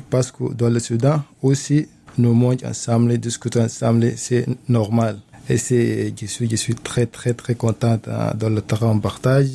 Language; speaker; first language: French; non-native, learner; Arabic